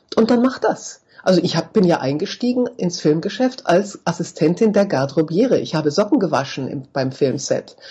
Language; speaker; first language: German; native; German